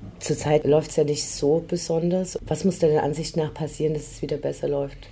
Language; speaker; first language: German; native; German